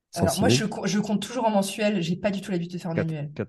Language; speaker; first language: French; native; French